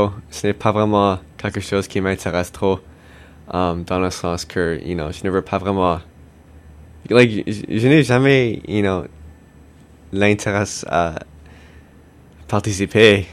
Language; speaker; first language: French; non-native, local second language; English